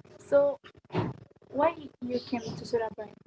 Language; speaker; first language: English; non-native, learner; Indonesian